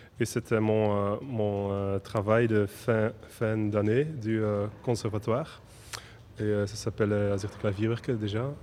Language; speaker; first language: French; non-native, local second language; Dutch